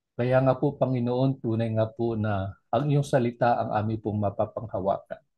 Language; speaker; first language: Filipino; non-native, local second language; Cebuano